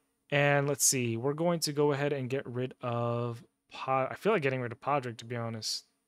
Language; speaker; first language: English; native; English